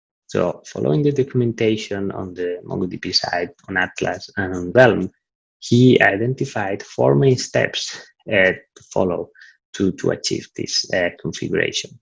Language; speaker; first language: English; non-native, fluent; Italian